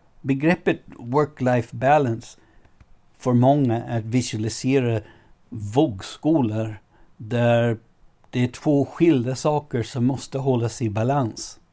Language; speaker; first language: Swedish; non-native, fluent; English